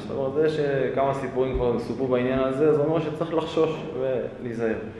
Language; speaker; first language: Hebrew; native; Hebrew